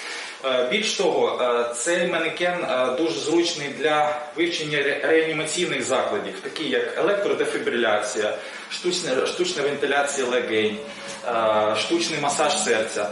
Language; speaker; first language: Ukrainian; native; Ukrainian